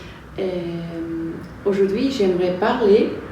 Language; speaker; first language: French; non-native, fluent; German